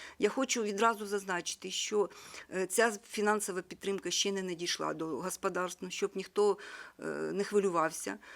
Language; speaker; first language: Ukrainian; native; Ukrainian